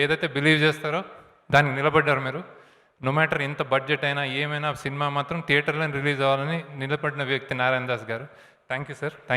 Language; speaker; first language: Telugu; native; Telugu